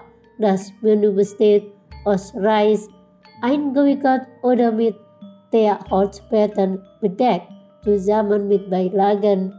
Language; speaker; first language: German; non-native, fluent; Indonesian